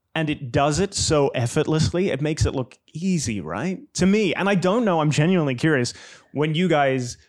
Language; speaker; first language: English; native; English